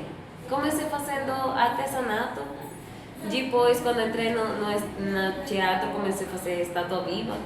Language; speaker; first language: Portuguese; non-native, fluent; Spanish